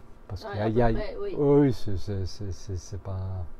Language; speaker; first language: French; non-native, fluent; English